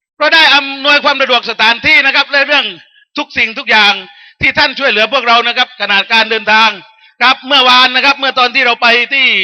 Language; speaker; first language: Thai; non-native, local second language; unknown